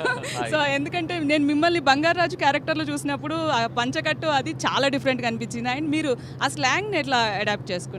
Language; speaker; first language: Telugu; native; Telugu